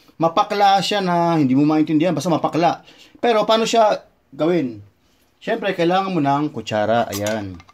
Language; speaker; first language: Filipino; non-native, local second language; Cebuano